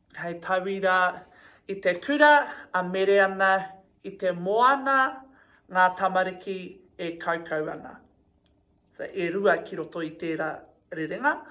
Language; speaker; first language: Māori; non-native, local second language; English